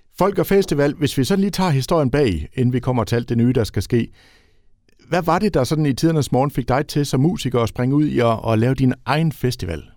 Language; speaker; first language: Danish; native; Danish